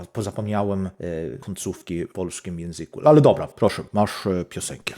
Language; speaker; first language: Polish; non-native, fluent; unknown